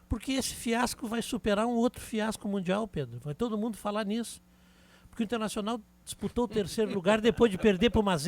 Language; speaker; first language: Portuguese; native; Portuguese